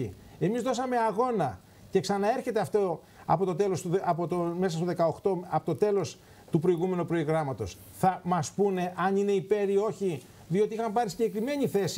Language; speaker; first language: Greek; native; Greek